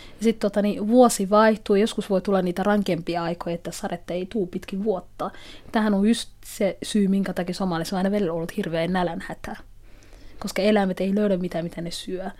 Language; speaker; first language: Finnish; non-native, fluent; Somali